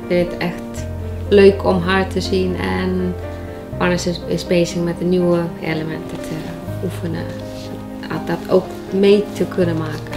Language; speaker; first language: Dutch; non-native, fluent; Icelandic